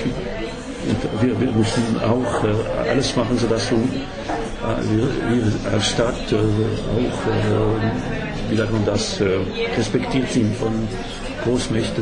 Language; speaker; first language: German; non-native, learner; French